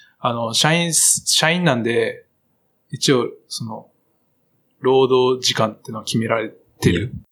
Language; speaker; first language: Japanese; native; Japanese